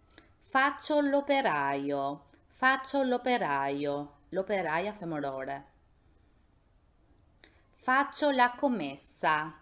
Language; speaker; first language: Italian; non-native, fluent; Albanian